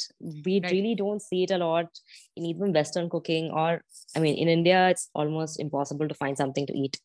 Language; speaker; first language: English; non-native, local second language; Malayalam